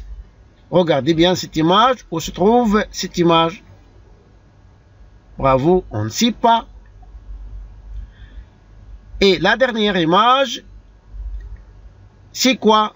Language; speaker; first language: French; non-native, fluent; Arabic